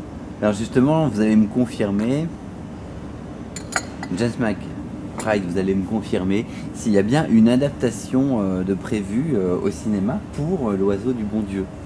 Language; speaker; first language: French; native; French